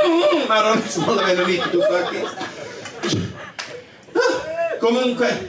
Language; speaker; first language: Italian; native; Italian